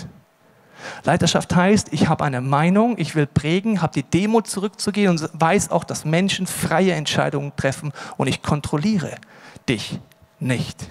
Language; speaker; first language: German; native; German